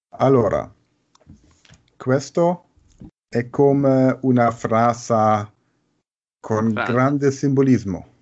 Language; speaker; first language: Italian; non-native, learner; German